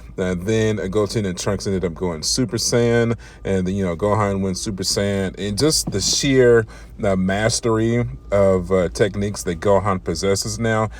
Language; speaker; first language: English; native; English